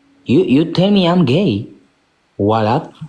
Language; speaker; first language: English; non-native, learner; Spanish